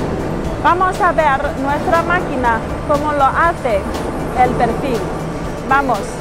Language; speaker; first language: Spanish; non-native, learner; Chinese